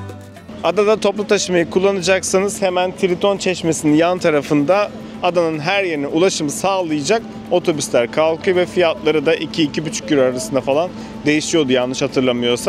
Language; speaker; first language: Turkish; native; Turkish